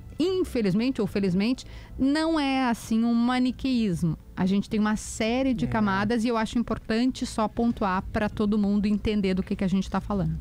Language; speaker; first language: Portuguese; native; Portuguese